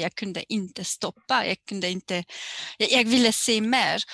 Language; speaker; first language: Swedish; non-native, fluent; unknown